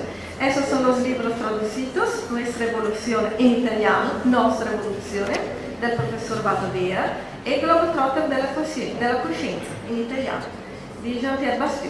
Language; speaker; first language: Spanish; non-native, fluent; Italian